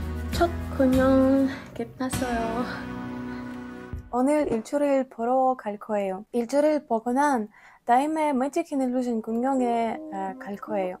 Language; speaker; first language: Korean; non-native, learner; Ukrainian